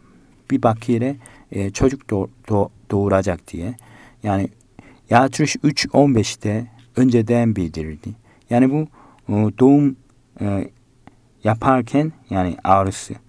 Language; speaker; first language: Turkish; non-native, learner; Korean